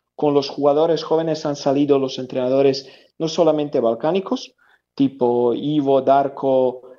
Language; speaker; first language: Spanish; non-native, fluent; Serbian